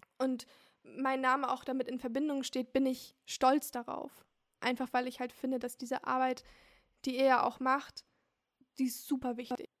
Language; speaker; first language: German; early bilingual, other home language; Turkish